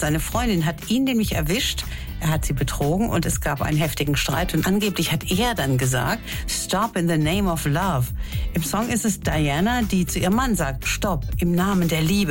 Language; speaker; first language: German; native; German